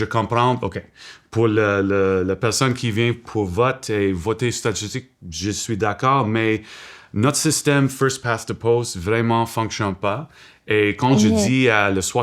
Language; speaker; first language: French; non-native, local second language; English